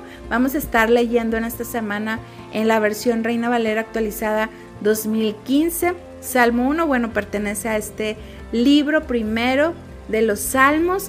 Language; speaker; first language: Spanish; native; Spanish